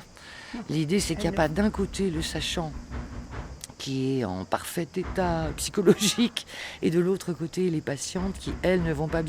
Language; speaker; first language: French; native; French